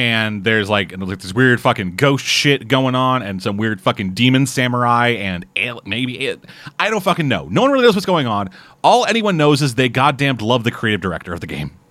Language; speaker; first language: English; native; English